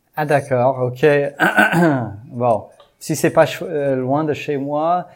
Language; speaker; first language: French; non-native, fluent; English